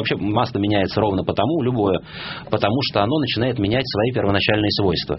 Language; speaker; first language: Russian; native; Russian